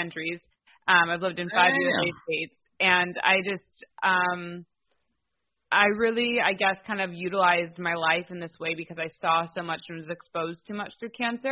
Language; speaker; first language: English; native; English